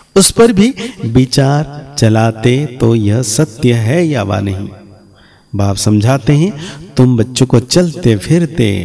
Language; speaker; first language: Hindi; native; Hindi